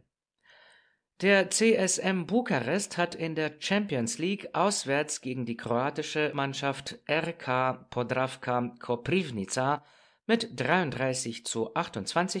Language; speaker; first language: German; non-native, fluent; Romanian